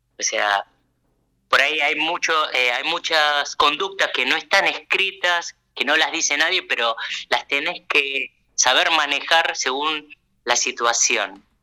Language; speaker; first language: Spanish; early bilingual, other home language; Japanese